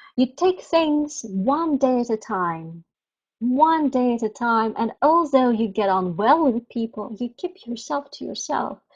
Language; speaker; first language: English; non-native, fluent; Russian